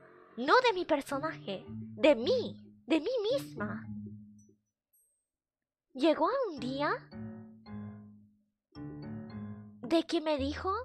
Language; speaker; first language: Spanish; non-native, fluent; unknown